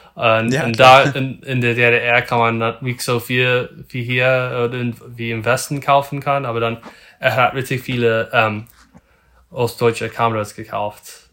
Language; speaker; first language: German; non-native, learner; English